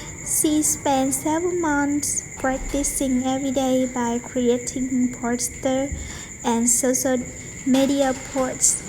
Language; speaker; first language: English; non-native, learner; Vietnamese